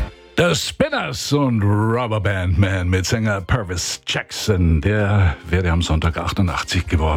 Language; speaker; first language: German; native; German